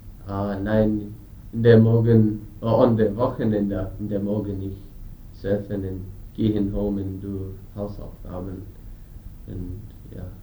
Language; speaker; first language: German; non-native, learner; English